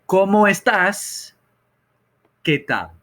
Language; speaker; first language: Spanish; non-native, fluent; English